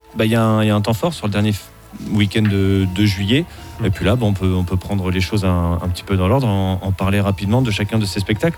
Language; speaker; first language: French; native; French